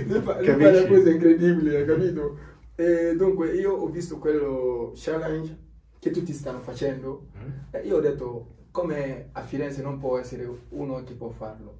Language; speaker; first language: Italian; non-native, learner; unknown